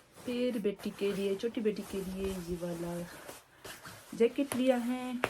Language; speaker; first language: Urdu; non-native, local second language; Pashto